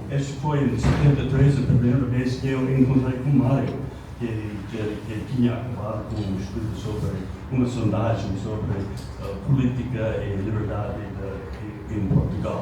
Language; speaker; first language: Portuguese; non-native, fluent; English